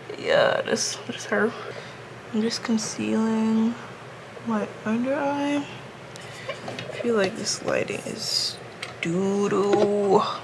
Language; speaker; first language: English; native; English